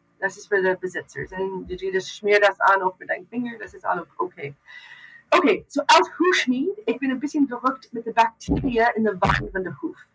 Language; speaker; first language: German; non-native, learner; English